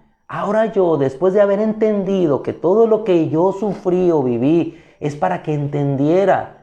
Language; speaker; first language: Spanish; native; Spanish